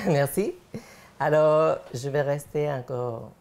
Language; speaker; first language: French; non-native, fluent; Spanish